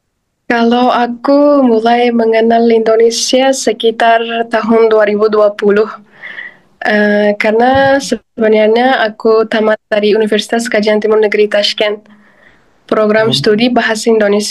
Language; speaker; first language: Indonesian; non-native, fluent; Uzbek